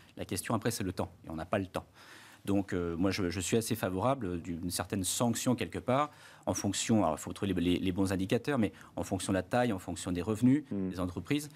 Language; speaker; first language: French; native; French